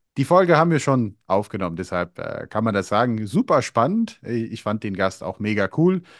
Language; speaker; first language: German; early bilingual, other home language; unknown